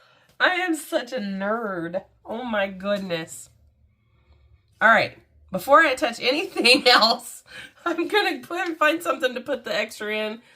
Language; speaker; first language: English; native; English